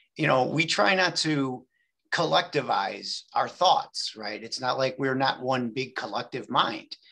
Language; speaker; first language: English; native; English